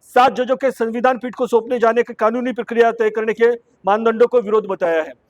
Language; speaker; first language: Hindi; non-native, local second language; Marathi